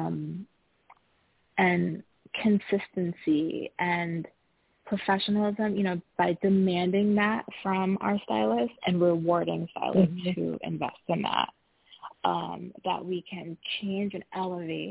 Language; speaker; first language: English; native; English